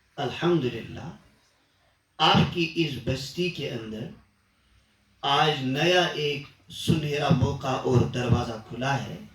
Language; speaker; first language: Urdu; non-native, local second language; Kashmiri